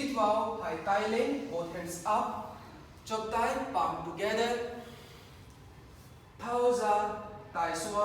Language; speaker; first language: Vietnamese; non-native, learner; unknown